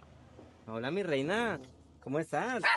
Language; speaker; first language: Spanish; native; Spanish